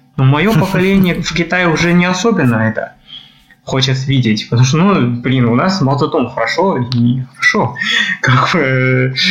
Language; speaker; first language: Russian; non-native, fluent; Chinese